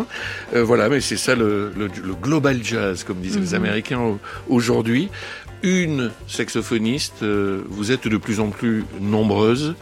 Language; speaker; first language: French; native; French